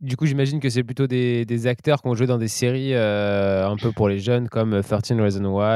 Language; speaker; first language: French; native; French